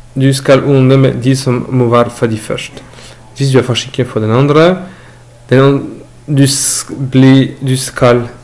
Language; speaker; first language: Norwegian; non-native, learner; French